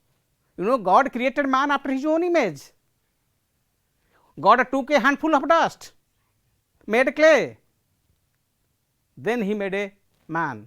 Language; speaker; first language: English; non-native, local second language; Odia